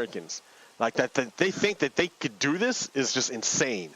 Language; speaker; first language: English; native; English